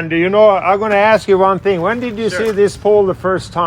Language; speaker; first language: English; non-native, fluent; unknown